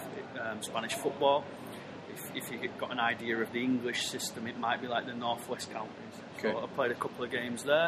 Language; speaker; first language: English; native; English